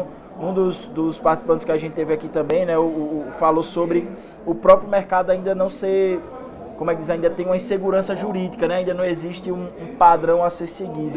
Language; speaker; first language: Portuguese; native; Portuguese